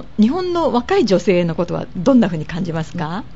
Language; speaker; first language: Japanese; native; Japanese